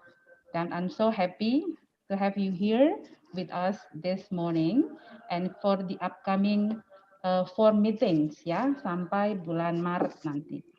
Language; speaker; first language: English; non-native, fluent; Indonesian